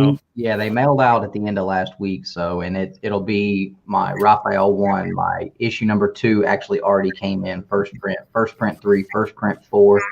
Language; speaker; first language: English; native; English